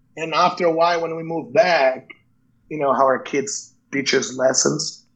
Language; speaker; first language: English; non-native, fluent; Portuguese